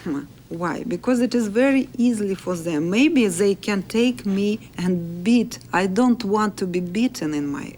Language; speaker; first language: English; non-native, learner; Russian